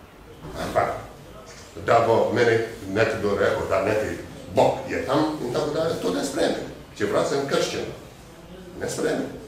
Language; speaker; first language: Slovenian; non-native, fluent; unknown